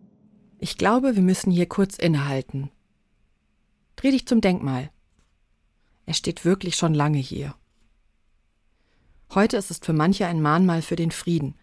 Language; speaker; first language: German; native; German